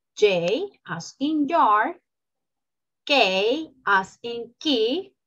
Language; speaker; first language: English; non-native, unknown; Spanish